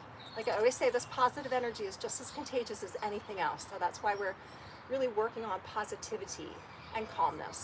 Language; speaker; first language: English; native; English